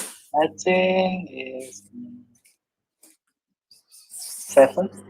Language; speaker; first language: English; non-native, learner; Indonesian